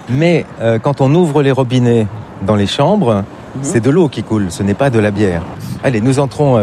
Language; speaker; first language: French; native; French